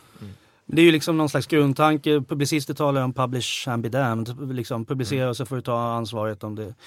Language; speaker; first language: Swedish; native; Swedish